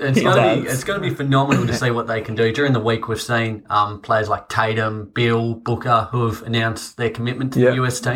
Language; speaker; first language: English; native; English